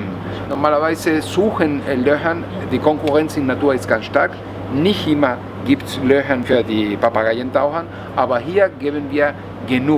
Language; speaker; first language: German; non-native, learner; Spanish